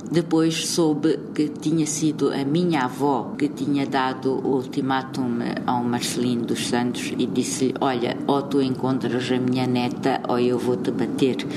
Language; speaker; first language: Portuguese; native; Portuguese